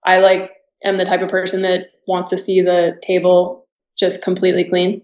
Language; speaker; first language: English; native; English